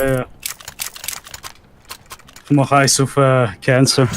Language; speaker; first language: German; native; German